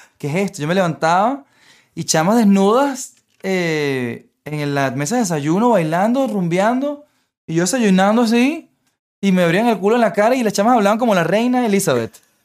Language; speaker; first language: Spanish; native; Spanish